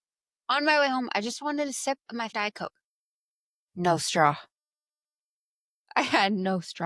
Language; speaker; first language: English; native; English